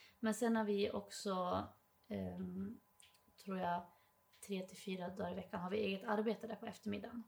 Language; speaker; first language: Swedish; native; Swedish